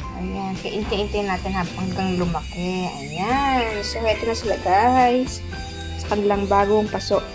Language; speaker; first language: Filipino; non-native, local second language; Iloko